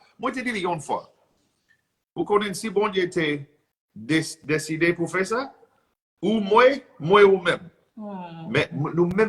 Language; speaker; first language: Haitian Creole; non-native, learner; English